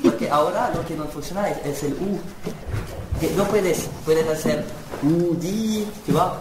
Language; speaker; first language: Spanish; non-native, learner; French